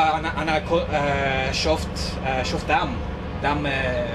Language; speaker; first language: Arabic; non-native, learner; English